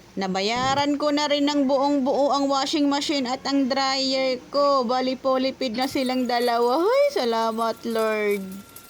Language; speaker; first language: Filipino; non-native, local second language; Waray